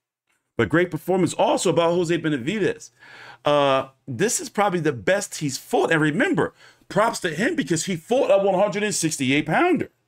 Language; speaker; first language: English; native; English